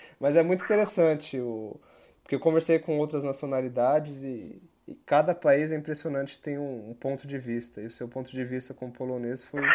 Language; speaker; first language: Portuguese; native; Portuguese